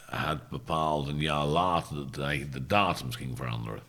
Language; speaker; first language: Dutch; non-native, fluent; English